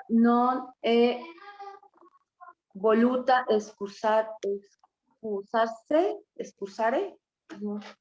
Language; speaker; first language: Italian; non-native, learner; Spanish